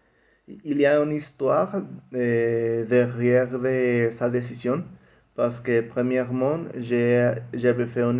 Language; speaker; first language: French; non-native, learner; Spanish